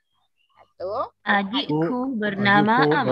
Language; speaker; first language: Indonesian; non-native, learner; Arabic